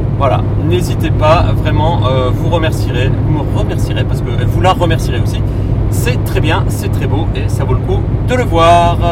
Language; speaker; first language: French; native; French